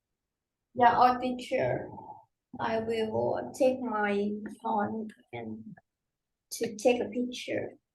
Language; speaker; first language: English; non-native, learner; Vietnamese